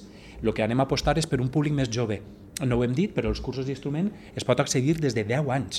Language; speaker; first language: Catalan; native; Catalan